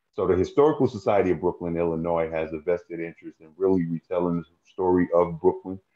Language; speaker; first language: English; native; English